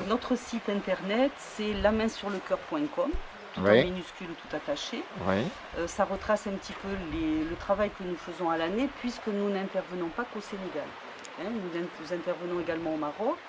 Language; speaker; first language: French; native; French